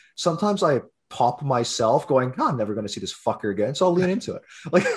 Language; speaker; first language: English; native; English